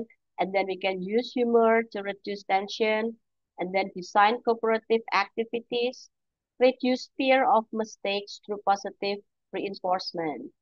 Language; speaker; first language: English; non-native, fluent; Indonesian